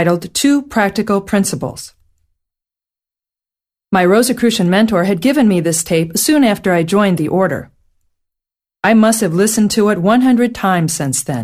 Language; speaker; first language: English; native; English